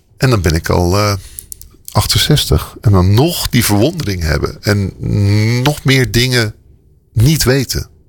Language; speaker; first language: Dutch; native; Dutch